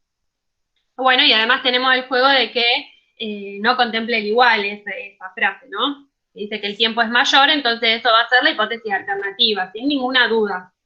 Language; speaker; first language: Spanish; native; Spanish